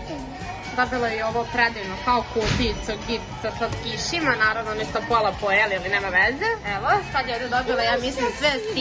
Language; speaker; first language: Bosnian; native; Bosnian